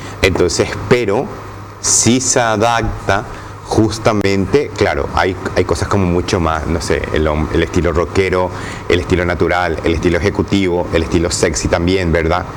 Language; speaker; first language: Spanish; native; Spanish